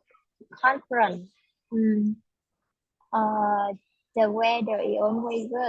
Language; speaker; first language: English; non-native, learner; Vietnamese